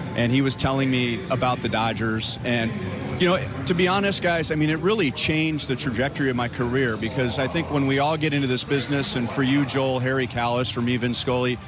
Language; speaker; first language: English; native; English